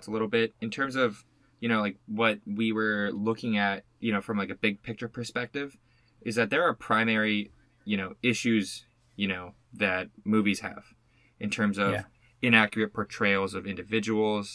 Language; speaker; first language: English; native; English